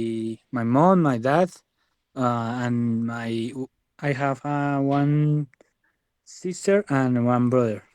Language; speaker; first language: English; non-native, learner; Spanish